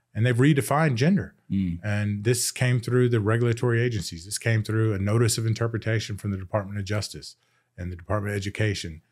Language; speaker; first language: English; native; English